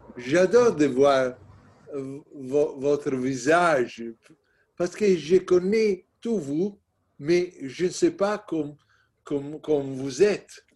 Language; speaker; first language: French; non-native, learner; Italian